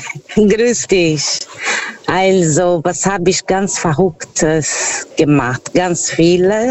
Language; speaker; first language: German; non-native, fluent; Portuguese